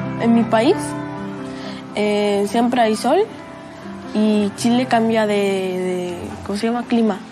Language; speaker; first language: Spanish; early bilingual, other home language; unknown